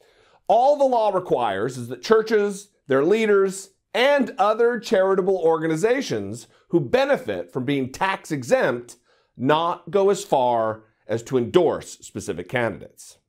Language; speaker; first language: English; native; English